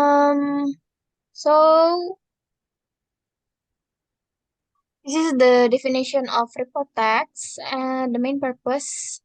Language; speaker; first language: English; non-native, learner; Indonesian